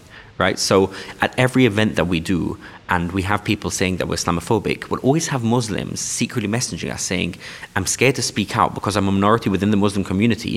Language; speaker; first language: English; non-native, local second language; Yiddish